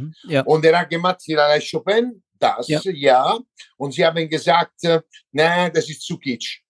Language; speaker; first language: German; non-native, learner; Italian